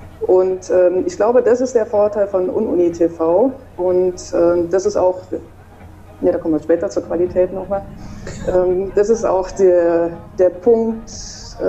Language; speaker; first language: German; native; German